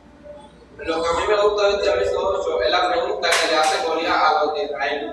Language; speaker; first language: Spanish; native; Spanish